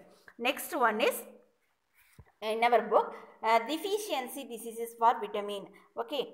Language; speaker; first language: English; non-native, local second language; Tamil